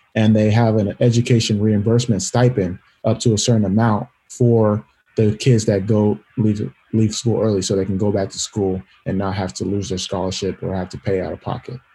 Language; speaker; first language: English; native; English